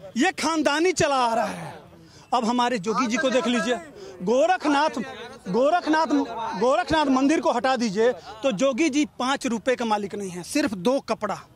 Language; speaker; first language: Hindi; native; Hindi